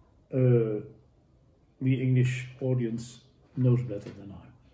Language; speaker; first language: English; non-native, fluent; Dutch